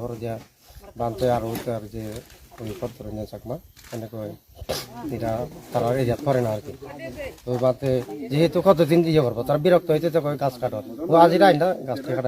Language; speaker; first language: Bangla; non-native, local second language; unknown